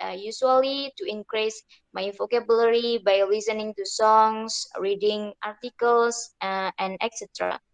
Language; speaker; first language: English; non-native, learner; Indonesian